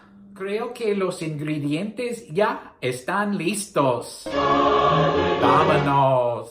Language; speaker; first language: Spanish; non-native, learner; English